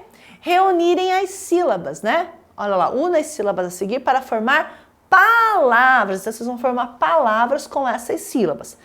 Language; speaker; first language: Portuguese; native; Portuguese